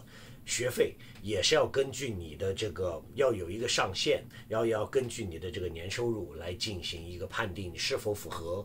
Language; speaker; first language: Chinese; native; Chinese